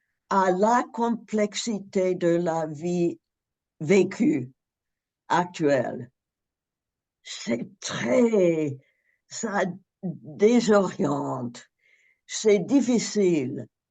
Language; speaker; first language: French; non-native, fluent; English